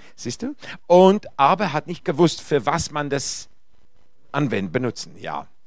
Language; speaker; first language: German; non-native, fluent; Afrikaans